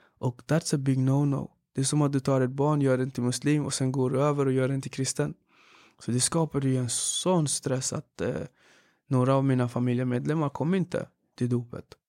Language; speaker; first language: Swedish; early bilingual, other home language; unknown